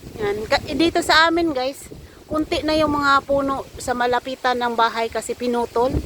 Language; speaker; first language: Filipino; non-native, local second language; Cebuano